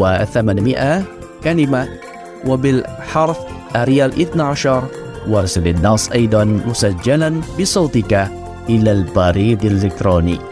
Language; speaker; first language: Arabic; non-native, fluent; Indonesian